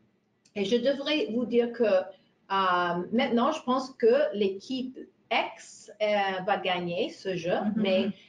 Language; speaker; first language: French; non-native, fluent; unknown